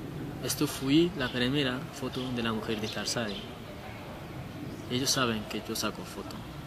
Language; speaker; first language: Spanish; non-native, learner; Persian